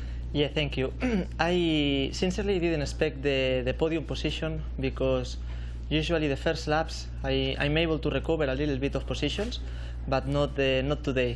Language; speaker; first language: English; non-native, fluent; Spanish